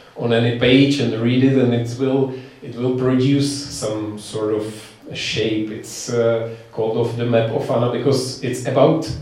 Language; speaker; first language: English; non-native, fluent; Czech